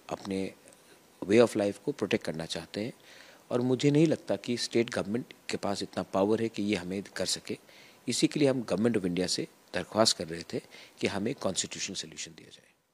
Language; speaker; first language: Hindi; non-native, local second language; Kok Borok